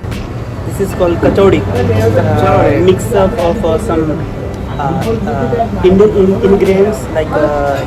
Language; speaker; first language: English; non-native, local second language; Hindi